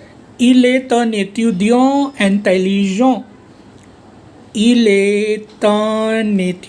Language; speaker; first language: French; non-native, fluent; Hindi